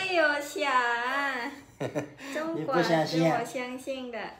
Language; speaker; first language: Chinese; non-native, learner; Lao